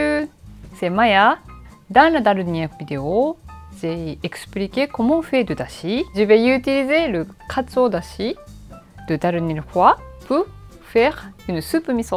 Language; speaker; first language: French; non-native, learner; Japanese